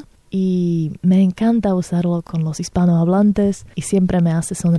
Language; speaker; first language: Spanish; non-native, fluent; Slovak